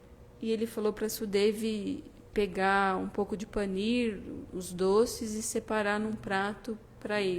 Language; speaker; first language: Portuguese; native; Portuguese